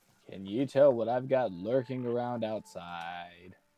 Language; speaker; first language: English; early bilingual, other home language; Japanese